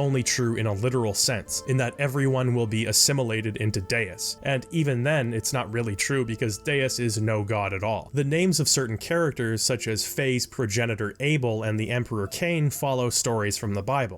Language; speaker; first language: English; native; English